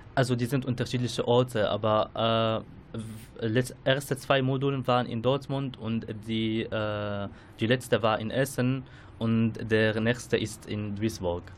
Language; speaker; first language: German; non-native, learner; Arabic